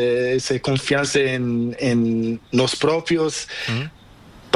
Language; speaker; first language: Spanish; non-native, learner; Portuguese